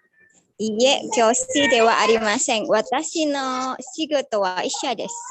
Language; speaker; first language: Japanese; non-native, learner; Indonesian